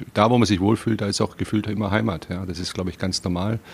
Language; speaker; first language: German; native; German